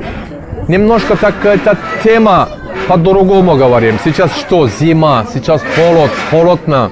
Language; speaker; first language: Russian; non-native, learner; Turkish